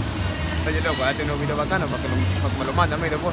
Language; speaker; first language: Spanish; native; Spanish